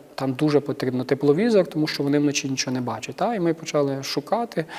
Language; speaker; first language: Ukrainian; native; Ukrainian